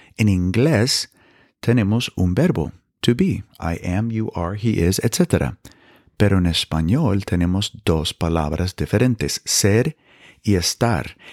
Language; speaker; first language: Spanish; non-native, fluent; English